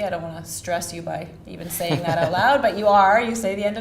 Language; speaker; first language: English; native; English